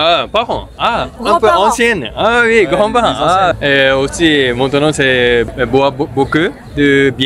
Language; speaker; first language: French; non-native, learner; Japanese